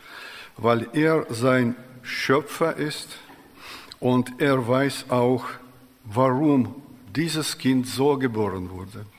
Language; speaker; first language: German; non-native, fluent; Russian